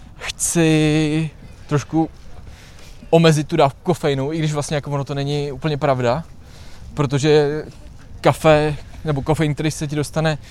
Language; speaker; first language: Czech; native; Czech